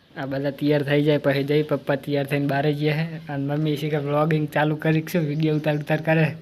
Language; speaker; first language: Gujarati; native; Gujarati